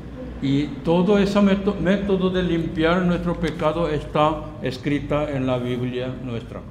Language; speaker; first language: Spanish; non-native, learner; Korean